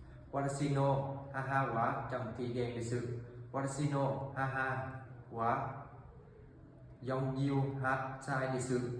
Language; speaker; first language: Japanese; non-native, learner; Vietnamese